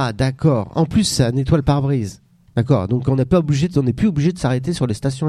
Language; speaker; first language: French; native; French